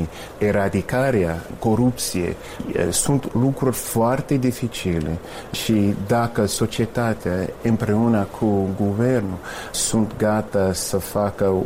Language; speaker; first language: Romanian; non-native, fluent; English